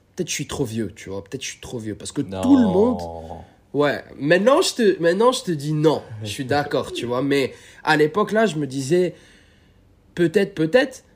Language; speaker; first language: French; non-native, local second language; Arabic